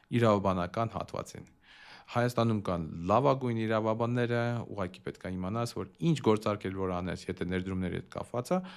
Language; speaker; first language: Armenian; early bilingual, heritage; Armenian